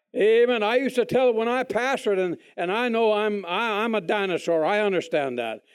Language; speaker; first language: English; native; English